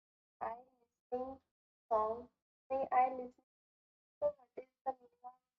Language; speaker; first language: English; non-native, learner; Hindi